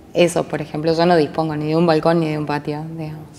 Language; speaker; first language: Spanish; native; Spanish